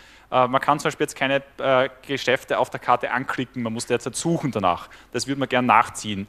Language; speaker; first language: German; native; German